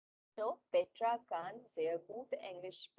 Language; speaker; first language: German; non-native, learner; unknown